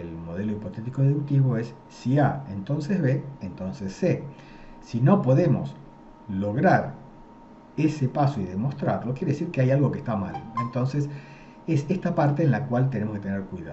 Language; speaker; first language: Spanish; native; Spanish